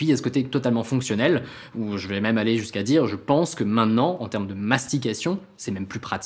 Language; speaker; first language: French; native; French